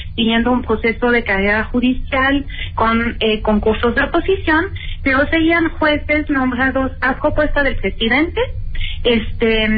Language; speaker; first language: Spanish; native; Spanish